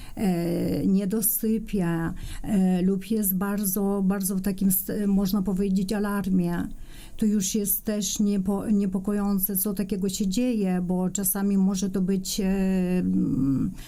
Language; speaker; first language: Polish; non-native, fluent; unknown